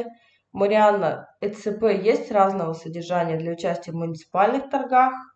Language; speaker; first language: Russian; native; Russian